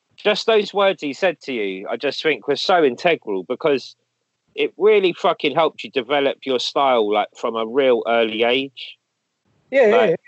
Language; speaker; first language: English; native; English